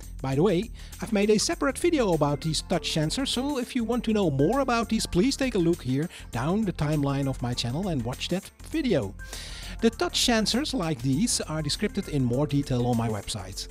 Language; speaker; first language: English; non-native, fluent; Dutch